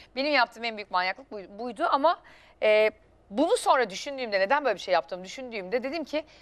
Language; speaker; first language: Turkish; native; Turkish